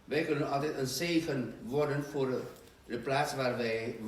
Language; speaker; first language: Dutch; non-native, fluent; Indonesian